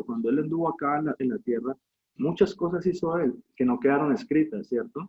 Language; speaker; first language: Spanish; native; Spanish